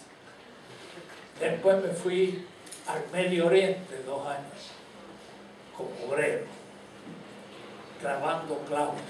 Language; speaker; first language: Spanish; native; Spanish